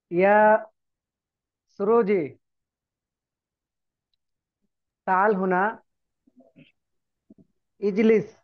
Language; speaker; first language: Arabic; non-native, learner; Bangla